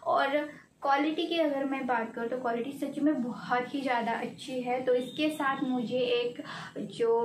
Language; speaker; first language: Hindi; non-native, local second language; Marathi